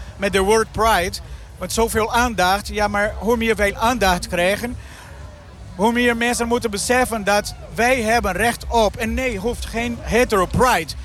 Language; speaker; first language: Dutch; non-native, fluent; Portuguese